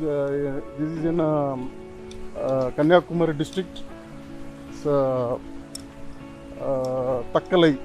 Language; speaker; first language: English; non-native, local second language; Tamil